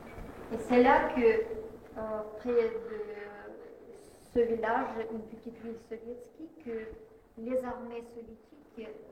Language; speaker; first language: French; non-native, fluent; Russian